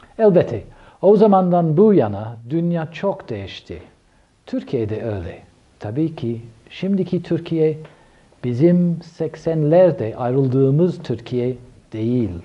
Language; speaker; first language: Turkish; non-native, fluent; English